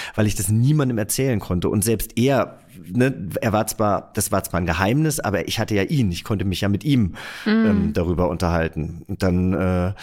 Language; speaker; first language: German; native; German